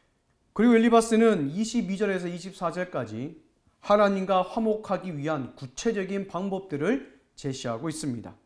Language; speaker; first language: Korean; native; Korean